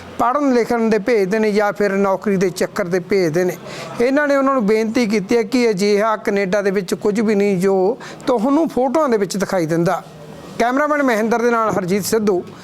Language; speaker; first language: Punjabi; native; Punjabi